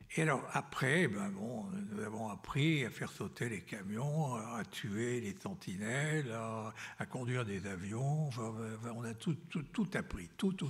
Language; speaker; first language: French; native; French